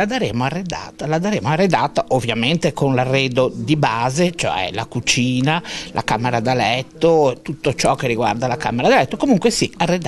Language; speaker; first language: Italian; native; Italian